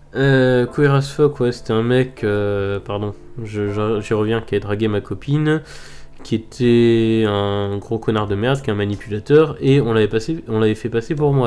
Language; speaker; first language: French; native; French